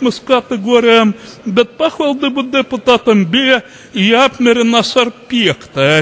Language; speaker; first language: Latvian; non-native, local second language; Russian